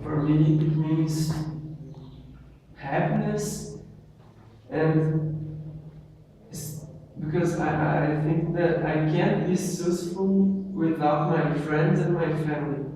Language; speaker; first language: English; non-native, learner; Portuguese